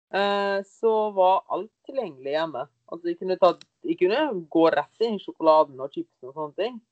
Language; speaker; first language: Norwegian; early bilingual, other home language; German